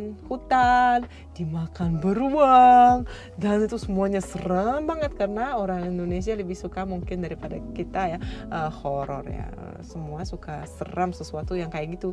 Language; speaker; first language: Indonesian; non-native, fluent; Russian